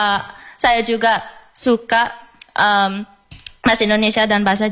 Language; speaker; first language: Indonesian; non-native, learner; English